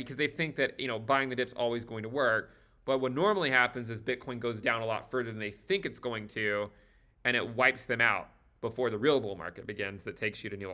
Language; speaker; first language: English; native; English